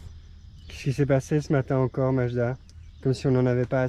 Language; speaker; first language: French; native; French